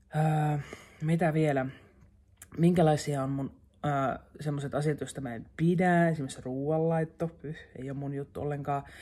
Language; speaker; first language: Finnish; native; Finnish